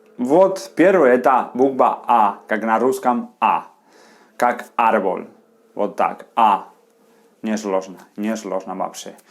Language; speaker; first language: Russian; non-native, fluent; Spanish